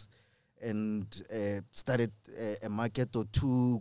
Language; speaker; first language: English; non-native, local second language; Tswana